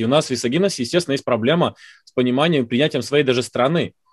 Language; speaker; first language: Russian; native; Russian